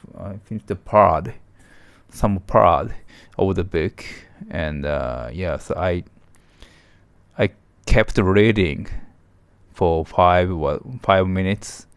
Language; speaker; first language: English; non-native, learner; Japanese